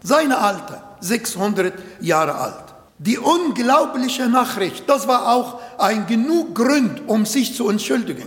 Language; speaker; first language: German; non-native, learner; Arabic